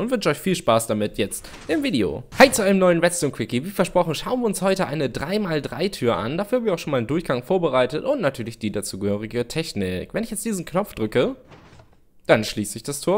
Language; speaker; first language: German; native; German